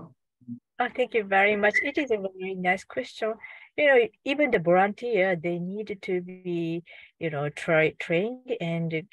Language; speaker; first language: English; non-native, learner; Japanese